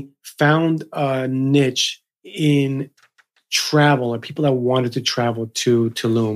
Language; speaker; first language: English; early bilingual, other home language; Spanish